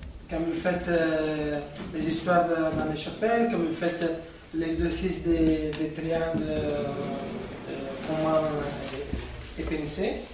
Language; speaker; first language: French; non-native, fluent; Italian